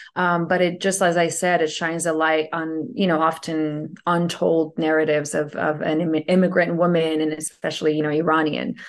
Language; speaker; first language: English; early bilingual, other home language; Persian